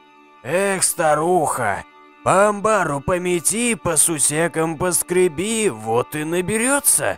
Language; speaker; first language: Russian; native; Russian